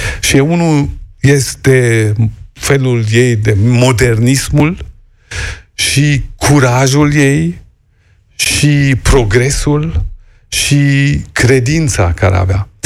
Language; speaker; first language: Romanian; non-native, fluent; Persian